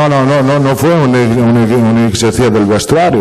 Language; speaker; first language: Spanish; non-native, fluent; Italian